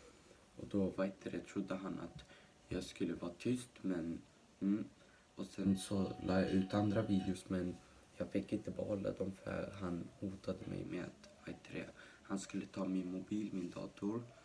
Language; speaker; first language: Swedish; early bilingual, other home language; Somali